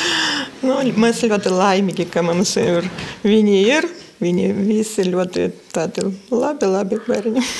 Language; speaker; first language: Latvian; non-native, local second language; Russian